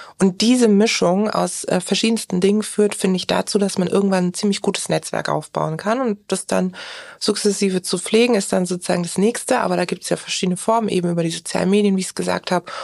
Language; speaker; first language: German; early bilingual, other home language; Turkish